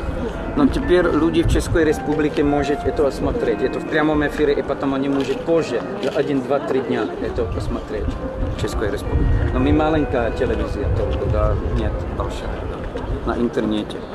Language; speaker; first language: Russian; non-native, learner; Czech